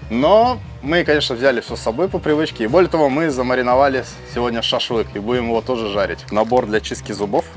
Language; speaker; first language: Russian; native; Russian